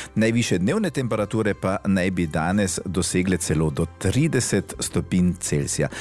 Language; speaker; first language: Slovenian; native; Slovenian